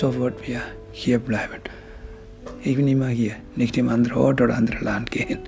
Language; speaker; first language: German; non-native, learner; Tamil